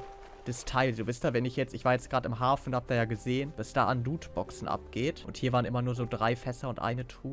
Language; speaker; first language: German; native; German